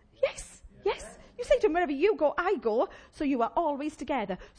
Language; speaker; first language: English; native; English